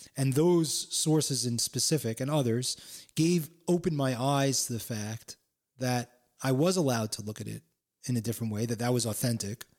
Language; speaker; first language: English; native; English